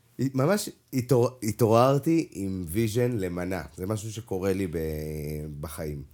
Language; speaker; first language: Hebrew; non-native, local second language; Arabic